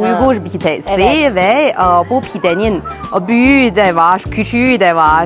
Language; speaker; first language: Turkish; non-native, learner; Chinese